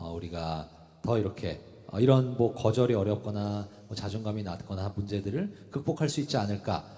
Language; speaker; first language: Korean; native; Korean